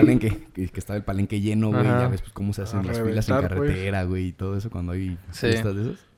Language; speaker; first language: Spanish; native; Spanish